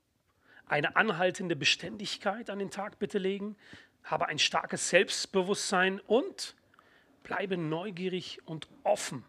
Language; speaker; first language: German; native; German